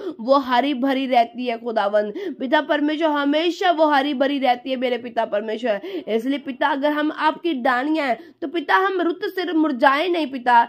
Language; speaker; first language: Hindi; non-native, local second language; Punjabi